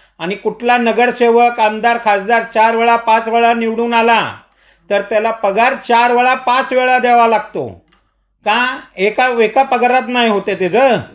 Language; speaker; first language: Marathi; non-native, local second language; Marwari